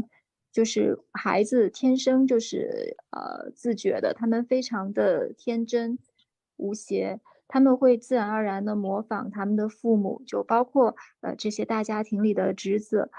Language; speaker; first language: Chinese; native; Chinese